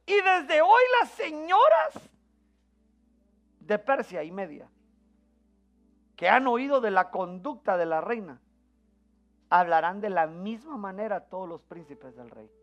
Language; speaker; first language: Spanish; native; Spanish